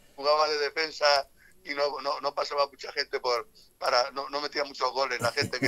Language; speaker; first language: Spanish; native; Spanish